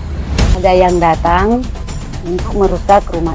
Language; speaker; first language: Indonesian; non-native, local second language; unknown